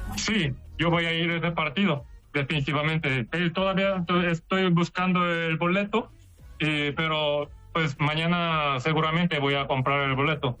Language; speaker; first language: Spanish; non-native, learner; Korean